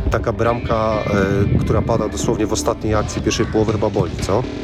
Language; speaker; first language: Polish; native; Polish